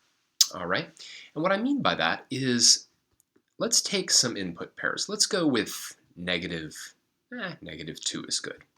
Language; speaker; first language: English; native; English